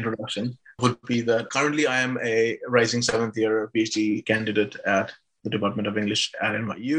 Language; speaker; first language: English; non-native, local second language; Bangla